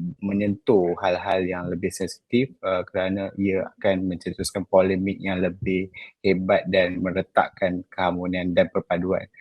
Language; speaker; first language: Malay; native; Malay